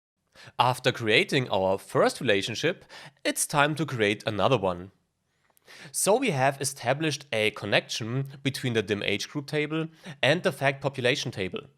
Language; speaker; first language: English; non-native, fluent; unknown